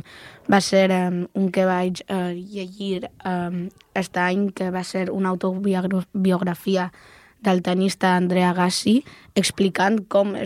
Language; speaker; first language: Catalan; non-native, local second language; Spanish